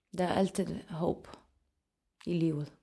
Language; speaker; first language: Danish; non-native, fluent; Arabic